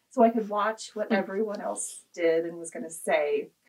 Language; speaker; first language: English; native; English